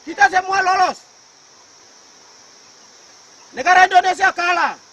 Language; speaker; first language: Indonesian; non-native, local second language; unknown